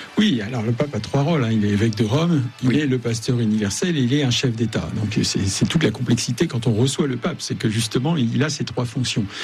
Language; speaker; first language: French; native; French